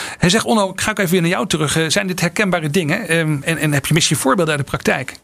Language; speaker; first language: Dutch; native; Dutch